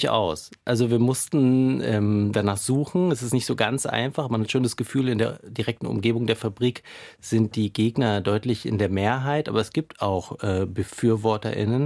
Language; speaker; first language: German; native; German